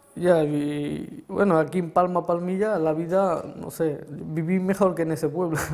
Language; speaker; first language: Spanish; early bilingual, other home language; Arabic